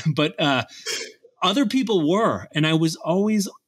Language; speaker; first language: English; native; English